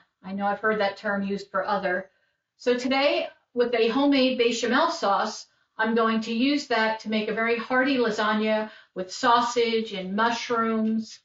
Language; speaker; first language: English; native; English